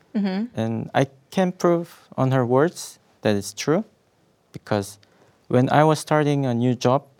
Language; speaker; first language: English; non-native, fluent; Korean